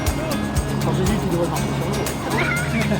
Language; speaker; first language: French; native; French